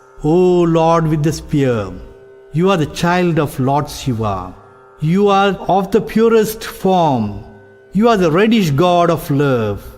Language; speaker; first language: English; non-native, local second language; Tamil